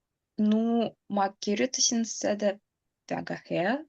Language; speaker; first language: Estonian; non-native, local second language; Russian